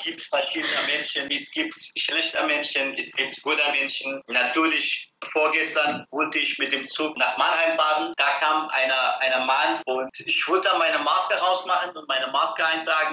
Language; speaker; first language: German; non-native, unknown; Persian